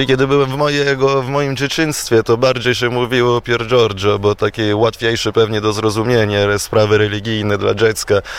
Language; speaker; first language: Polish; non-native, fluent; Italian